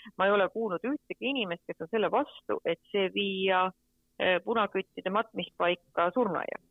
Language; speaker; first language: Estonian; native; Estonian